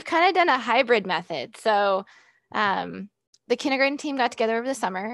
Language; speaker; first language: English; native; English